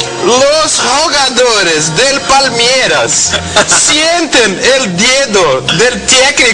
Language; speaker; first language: Spanish; non-native, learner; Portuguese